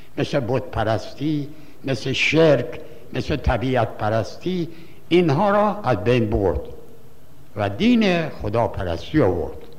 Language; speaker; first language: Persian; native; Persian